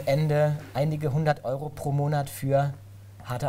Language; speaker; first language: German; native; German